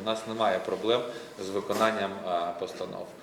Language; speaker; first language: Ukrainian; native; Ukrainian